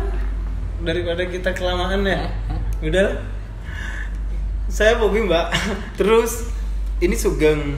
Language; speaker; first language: Indonesian; native; Indonesian